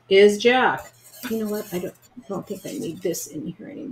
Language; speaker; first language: English; native; English